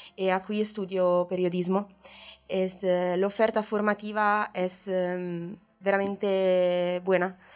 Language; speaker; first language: Spanish; non-native, learner; Italian